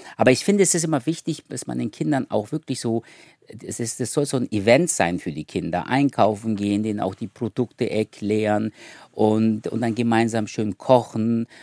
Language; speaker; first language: German; early bilingual, other home language; Turkish